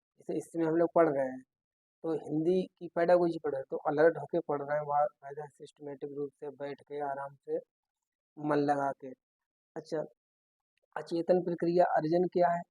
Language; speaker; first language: Hindi; native; Hindi